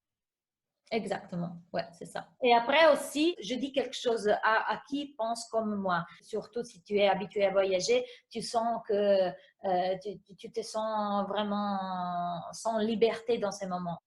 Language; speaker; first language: French; non-native, fluent; Italian